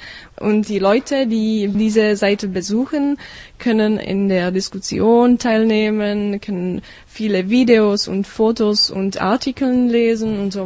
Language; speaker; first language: German; non-native, learner; Czech